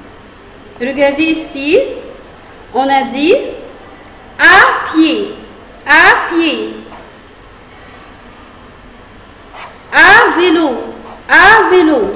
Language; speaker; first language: French; non-native, fluent; Arabic